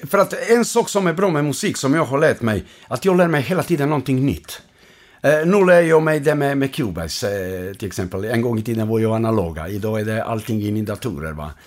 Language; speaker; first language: Swedish; non-native, fluent; Croatian